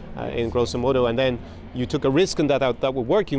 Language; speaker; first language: English; native; English